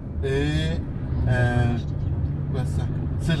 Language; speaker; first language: French; non-native, learner; Indonesian